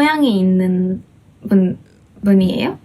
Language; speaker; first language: Korean; non-native, fluent; Japanese